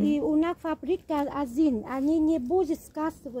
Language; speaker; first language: Russian; non-native, learner; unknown